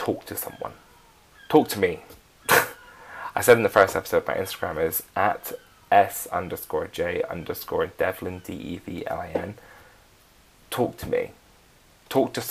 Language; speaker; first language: English; native; English